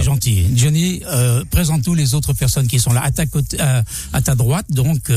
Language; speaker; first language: French; native; French